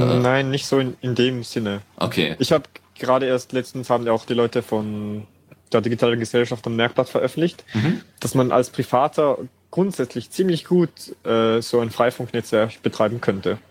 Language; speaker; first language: German; native; German